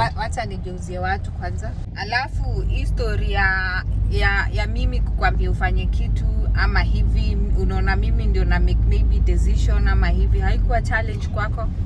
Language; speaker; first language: Swahili; native; Swahili